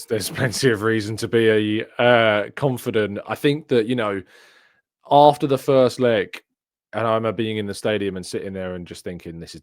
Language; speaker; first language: English; native; English